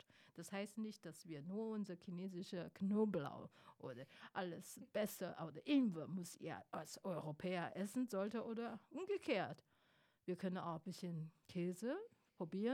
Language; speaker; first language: German; non-native, fluent; Chinese